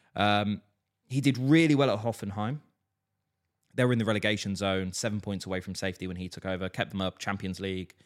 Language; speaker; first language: English; native; English